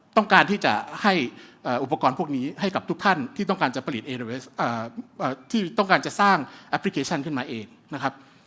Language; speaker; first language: Thai; early bilingual, heritage; Thai